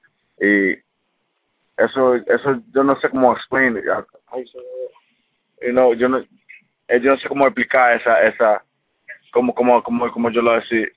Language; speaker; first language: Spanish; early bilingual, heritage; English